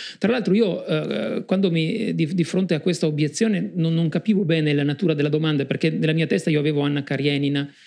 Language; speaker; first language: Italian; native; Italian